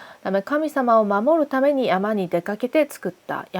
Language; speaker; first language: Japanese; non-native, fluent; Korean